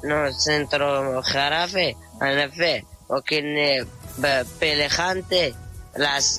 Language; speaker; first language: Spanish; non-native, learner; Arabic